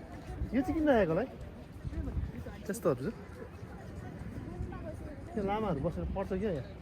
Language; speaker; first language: Nepali; non-native, local second language; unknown